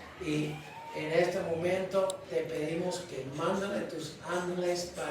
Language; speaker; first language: Spanish; non-native, learner; English